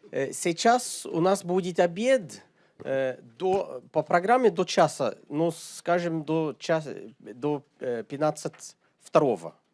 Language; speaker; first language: Russian; non-native, fluent; Norwegian